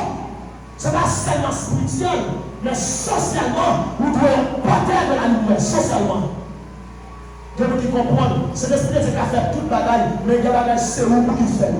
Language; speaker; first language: French; non-native, local second language; Haitian Creole